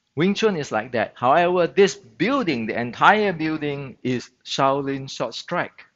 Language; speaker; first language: English; non-native, fluent; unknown